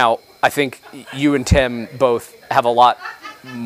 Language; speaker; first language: English; native; English